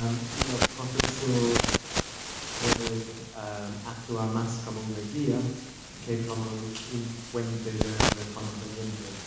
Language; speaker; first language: Spanish; non-native, fluent; English